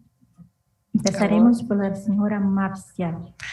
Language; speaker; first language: Spanish; non-native, learner; Portuguese